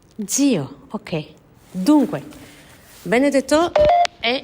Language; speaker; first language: Italian; non-native, learner; French